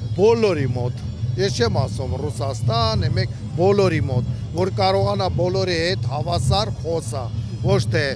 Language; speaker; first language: Armenian; native; Armenian